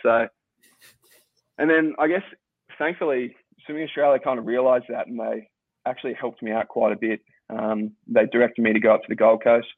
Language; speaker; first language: English; native; English